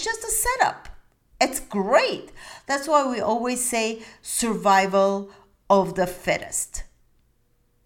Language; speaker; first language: English; non-native, fluent; Turkish